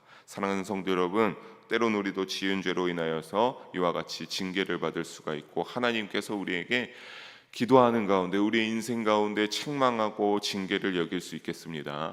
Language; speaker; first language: Korean; native; Korean